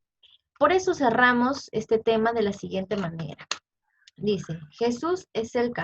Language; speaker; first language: Spanish; native; Spanish